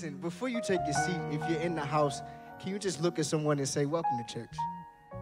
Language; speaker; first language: English; native; English